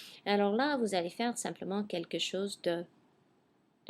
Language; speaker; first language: French; non-native, fluent; English